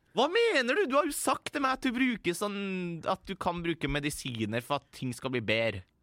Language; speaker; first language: Norwegian; early bilingual, other home language; Persian